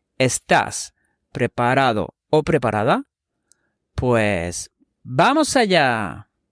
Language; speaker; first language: Spanish; native; Spanish